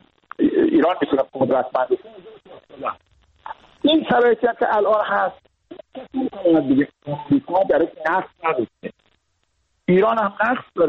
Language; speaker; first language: Persian; native; Persian